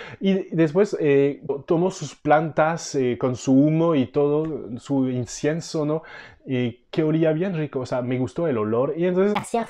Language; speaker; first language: Spanish; non-native, fluent; French